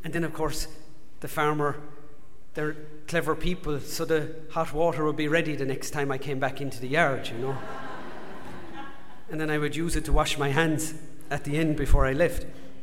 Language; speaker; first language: English; native; English